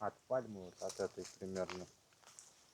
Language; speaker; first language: Russian; native; Russian